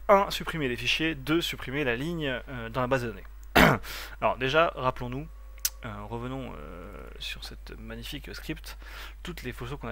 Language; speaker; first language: French; native; French